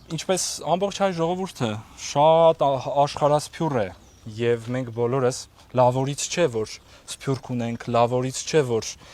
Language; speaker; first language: Armenian; native; Armenian